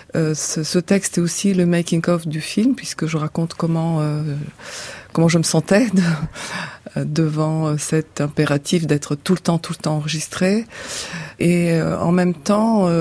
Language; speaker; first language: French; non-native, fluent; Bulgarian